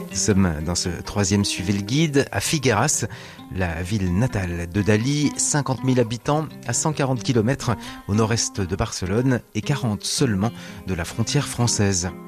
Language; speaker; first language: French; native; French